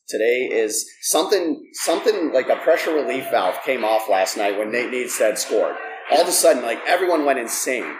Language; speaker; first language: English; native; English